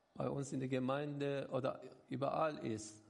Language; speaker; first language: German; non-native, learner; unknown